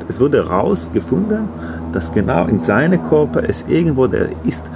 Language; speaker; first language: German; non-native, learner; Hebrew